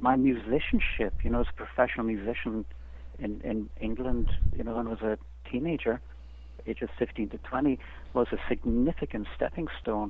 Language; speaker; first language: English; native; English